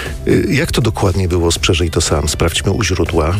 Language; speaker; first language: Polish; native; Polish